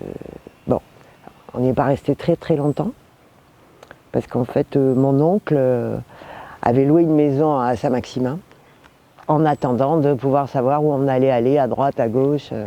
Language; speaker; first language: French; native; French